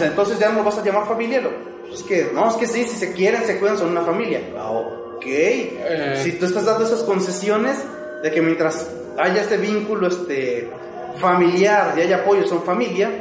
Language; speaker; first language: Spanish; native; Spanish